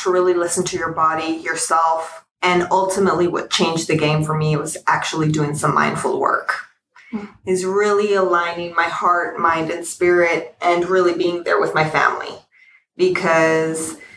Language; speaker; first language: English; early bilingual, other home language; Spanish